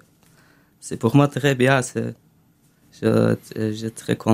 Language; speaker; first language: French; non-native, learner; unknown